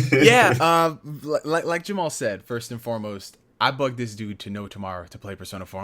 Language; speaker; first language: English; native; English